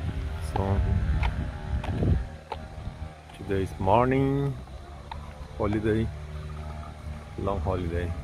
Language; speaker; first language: English; non-native, fluent; Portuguese